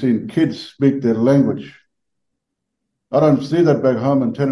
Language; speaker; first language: English; native; English